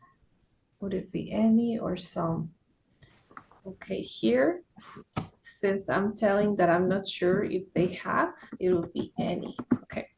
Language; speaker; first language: English; non-native, fluent; Spanish